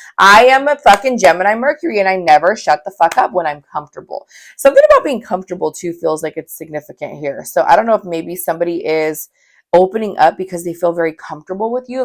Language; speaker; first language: English; native; English